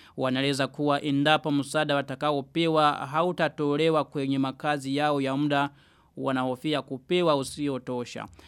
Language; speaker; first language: Swahili; non-native, local second language; Rundi